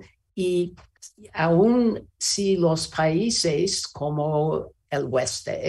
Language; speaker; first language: Spanish; non-native, learner; English